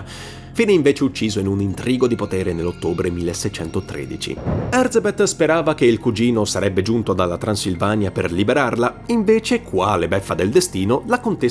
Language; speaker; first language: Italian; native; Italian